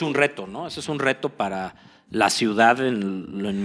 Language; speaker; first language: Spanish; native; Spanish